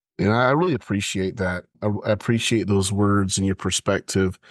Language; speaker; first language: English; native; English